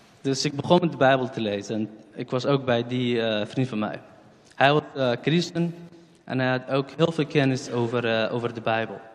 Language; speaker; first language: Dutch; non-native, fluent; Central Kurdish